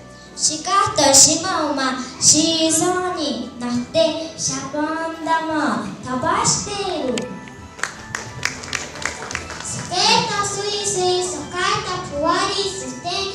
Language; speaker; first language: Japanese; non-native, learner; Mongolian